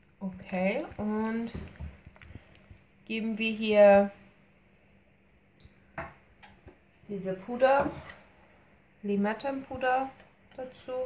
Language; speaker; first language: German; non-native, fluent; Persian